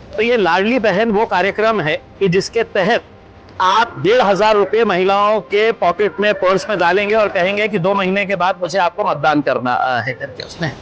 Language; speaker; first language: Hindi; non-native, local second language; Marathi